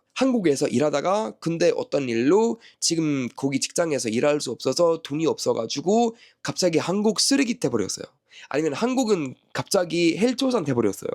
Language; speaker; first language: Korean; non-native, fluent; Swedish